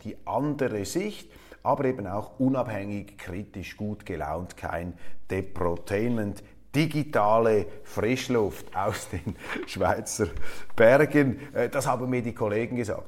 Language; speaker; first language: German; native; German